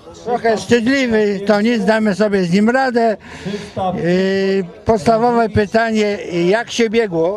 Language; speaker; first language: Polish; native; Polish